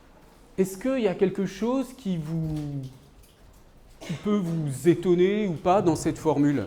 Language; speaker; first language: French; native; French